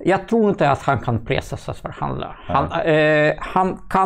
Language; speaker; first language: Swedish; non-native, fluent; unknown